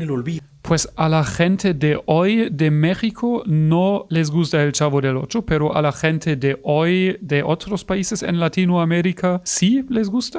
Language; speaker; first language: Spanish; non-native, fluent; German